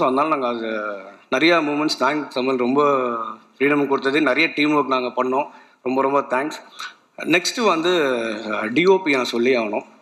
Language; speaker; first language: Tamil; native; Tamil